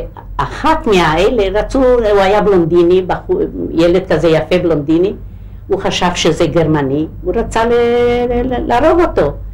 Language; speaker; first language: Hebrew; non-native, local second language; Hungarian